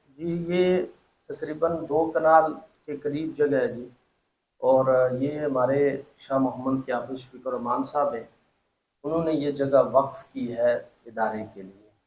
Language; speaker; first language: Urdu; non-native, local second language; Pahari-Potwari